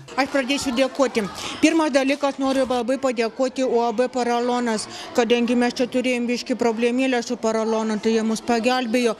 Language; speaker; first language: Lithuanian; native; Lithuanian